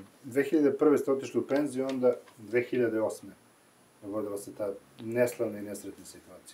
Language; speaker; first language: Serbian; native; Serbian